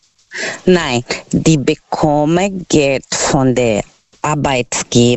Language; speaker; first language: German; non-native, learner; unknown